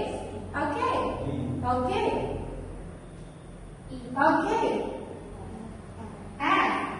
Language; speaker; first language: English; non-native, fluent; Indonesian